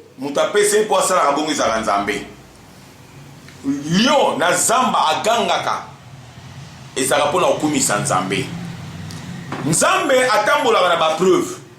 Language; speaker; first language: Lingala; non-native, fluent; Kongo